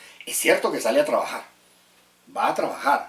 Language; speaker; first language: Spanish; native; Spanish